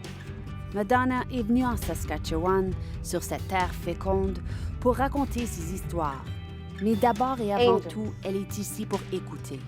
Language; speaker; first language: French; native; French